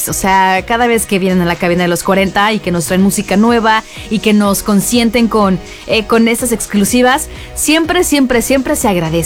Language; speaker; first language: Spanish; native; Spanish